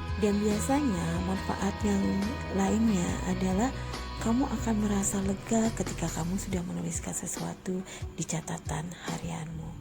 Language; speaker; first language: Indonesian; native; Indonesian